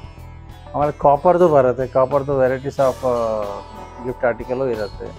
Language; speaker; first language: Kannada; non-native, local second language; Gujarati